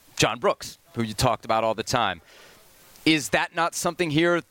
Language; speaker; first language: English; native; English